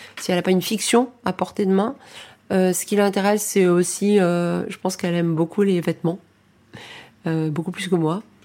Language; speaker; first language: French; early bilingual, heritage; French